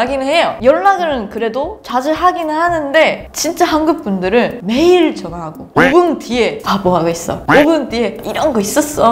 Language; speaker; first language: Korean; non-native, fluent; Japanese